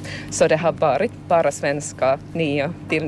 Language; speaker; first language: Swedish; non-native, fluent; Finnish